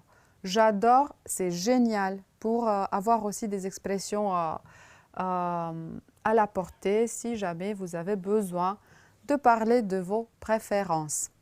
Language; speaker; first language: French; non-native, fluent; Romanian